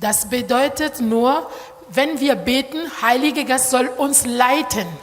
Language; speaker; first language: German; non-native, learner; Lingala